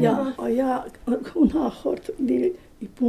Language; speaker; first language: Danish; non-native, learner; Bosnian